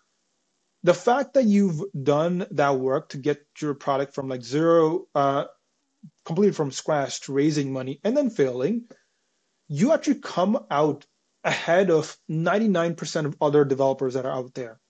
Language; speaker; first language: English; non-native, local second language; Punjabi